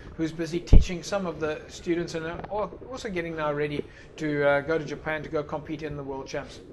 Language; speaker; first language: English; non-native, local second language; Afrikaans